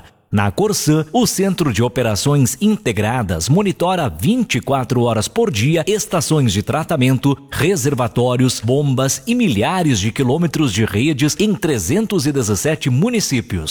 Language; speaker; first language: Portuguese; native; Portuguese